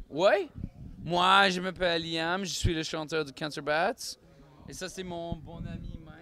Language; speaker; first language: French; non-native, learner; English